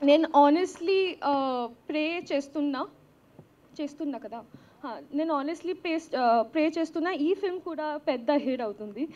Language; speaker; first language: Telugu; non-native, learner; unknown